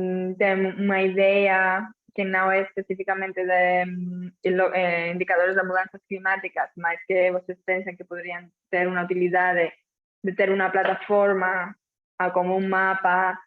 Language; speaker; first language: Portuguese; non-native, fluent; Catalan